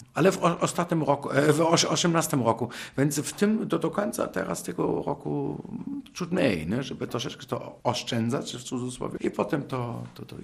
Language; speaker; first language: Polish; non-native, fluent; German